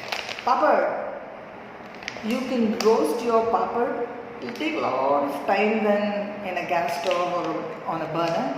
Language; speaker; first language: English; non-native, local second language; Tamil